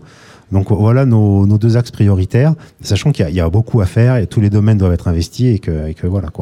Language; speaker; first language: French; native; French